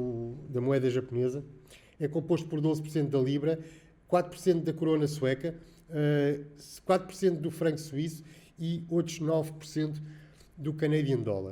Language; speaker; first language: Portuguese; native; Portuguese